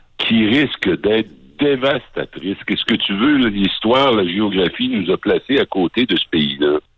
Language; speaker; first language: French; native; French